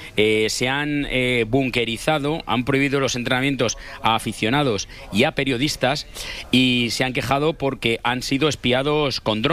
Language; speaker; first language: Spanish; native; Spanish